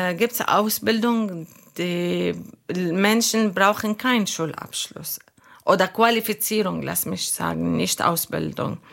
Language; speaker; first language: German; non-native, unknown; Arabic